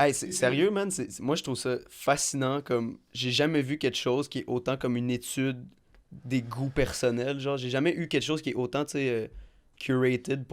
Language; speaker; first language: French; native; French